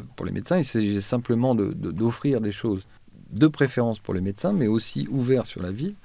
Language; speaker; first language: French; native; French